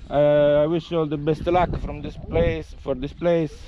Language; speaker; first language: English; non-native, fluent; Italian